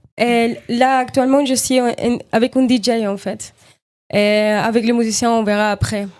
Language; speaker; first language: French; non-native, fluent; Spanish